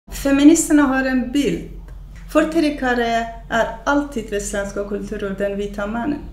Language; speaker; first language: Swedish; non-native, fluent; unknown